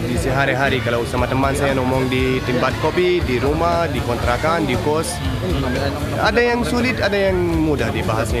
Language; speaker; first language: Indonesian; non-native, learner; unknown